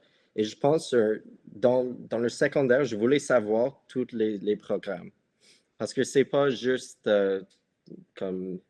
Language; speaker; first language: French; non-native, local second language; English